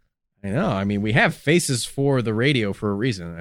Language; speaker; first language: English; native; English